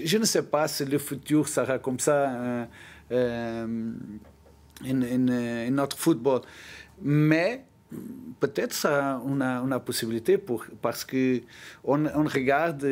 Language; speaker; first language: French; non-native, learner; Portuguese